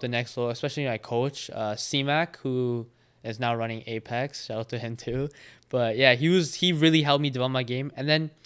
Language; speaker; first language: English; native; English